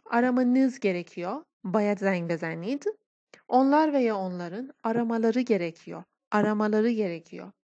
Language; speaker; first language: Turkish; non-native, fluent; Persian